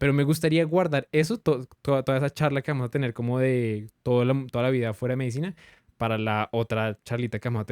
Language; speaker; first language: Spanish; native; Spanish